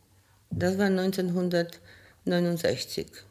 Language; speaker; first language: German; non-native, fluent; Polish